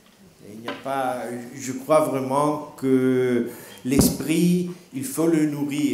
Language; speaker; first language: French; non-native, learner; Italian